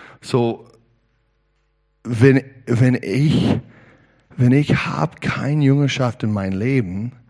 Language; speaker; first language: German; non-native, learner; English